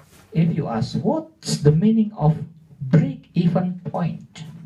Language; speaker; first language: English; non-native, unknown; Indonesian